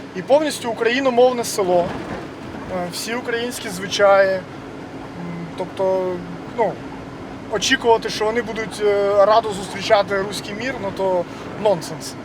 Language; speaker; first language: Ukrainian; native; Ukrainian